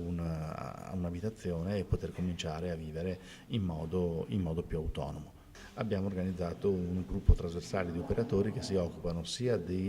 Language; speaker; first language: Italian; native; Italian